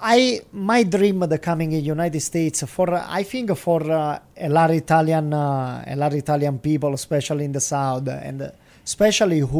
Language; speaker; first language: English; non-native, learner; Italian